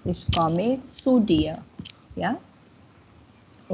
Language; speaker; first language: German; non-native, fluent; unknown